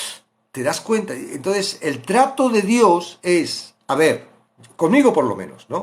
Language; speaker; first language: Spanish; native; Spanish